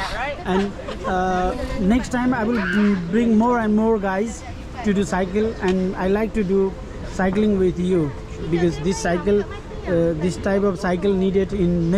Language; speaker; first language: English; non-native, learner; Nepali